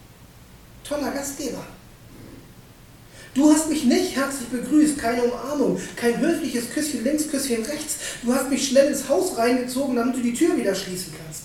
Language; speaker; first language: German; native; German